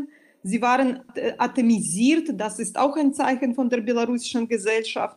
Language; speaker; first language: German; non-native, fluent; Russian